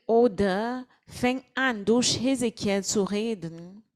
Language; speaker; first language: German; non-native, fluent; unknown